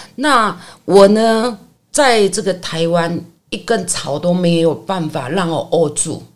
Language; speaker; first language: Chinese; non-native, learner; Korean